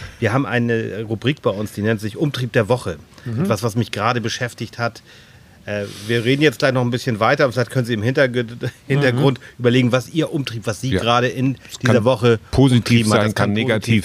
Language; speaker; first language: German; native; German